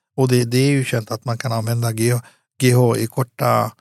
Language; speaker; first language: Swedish; early bilingual, other home language; Arabic